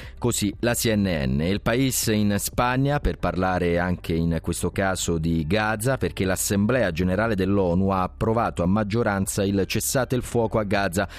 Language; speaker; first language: Italian; native; Italian